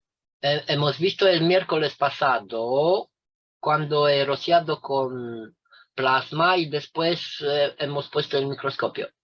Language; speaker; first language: Spanish; non-native, fluent; Romanian